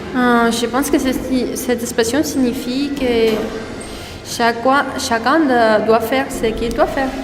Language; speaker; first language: French; non-native, learner; Spanish